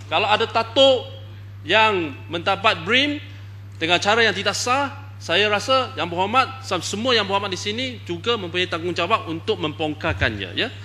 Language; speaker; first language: Malay; non-native, local second language; Chinese